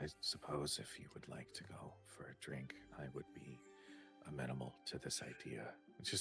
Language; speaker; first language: English; native; English